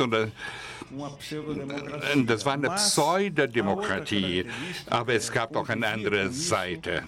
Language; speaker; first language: German; non-native, fluent; Portuguese